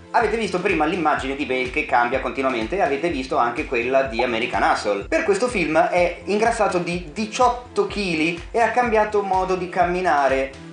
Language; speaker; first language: Italian; native; Italian